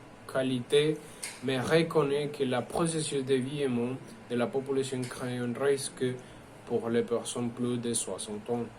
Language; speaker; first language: French; non-native, learner; Spanish